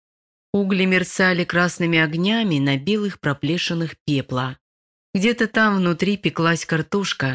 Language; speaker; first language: Russian; native; Russian